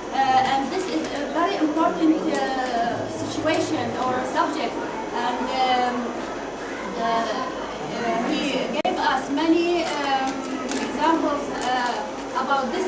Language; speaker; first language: English; non-native, learner; Arabic